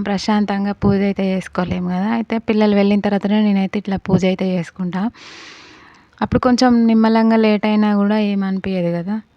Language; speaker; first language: Telugu; native; Telugu